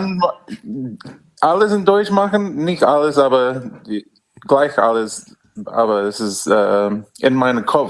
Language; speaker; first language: German; non-native, learner; English